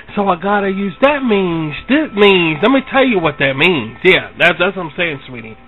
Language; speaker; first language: English; native; English